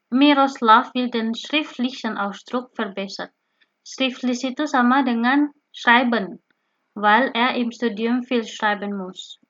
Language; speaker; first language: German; non-native, learner; Indonesian